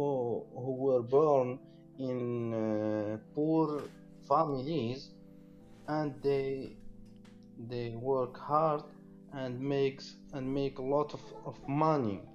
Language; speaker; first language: English; non-native, learner; Arabic